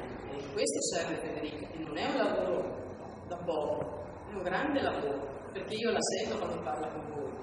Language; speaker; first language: Italian; native; Italian